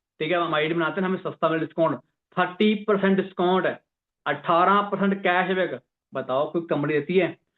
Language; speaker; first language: Hindi; non-native, local second language; Punjabi